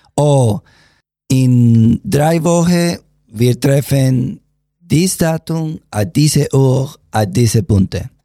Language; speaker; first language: German; non-native, learner; Spanish